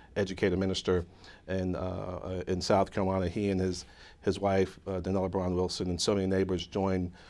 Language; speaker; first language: English; native; English